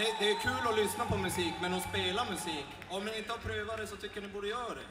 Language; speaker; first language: Swedish; native; Swedish